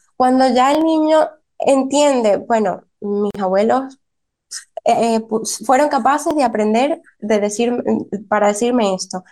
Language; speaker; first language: Spanish; native; Spanish